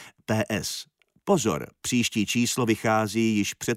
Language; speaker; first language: Czech; native; Czech